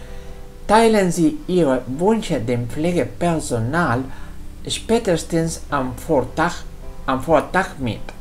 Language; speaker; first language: German; non-native, fluent; Spanish